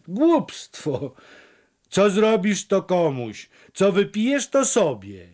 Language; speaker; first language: Polish; native; Polish